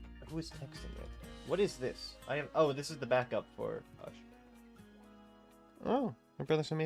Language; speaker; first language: English; native; English